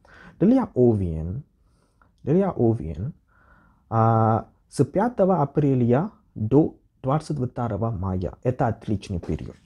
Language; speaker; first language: Russian; non-native, learner; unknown